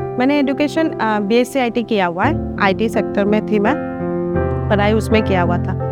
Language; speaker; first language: Hindi; non-native, local second language; Assamese